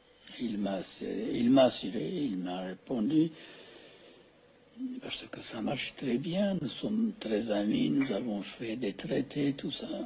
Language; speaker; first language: French; non-native, fluent; Amharic